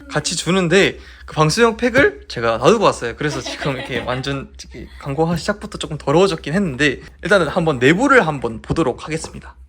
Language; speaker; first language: Korean; native; Korean